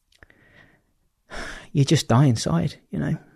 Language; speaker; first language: English; native; English